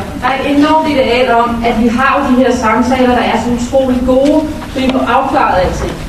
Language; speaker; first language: Danish; native; Danish